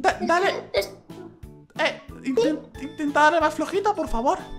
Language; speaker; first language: Spanish; native; Spanish